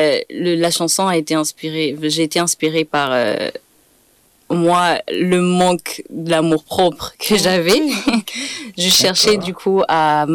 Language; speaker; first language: French; non-native, local second language; Rundi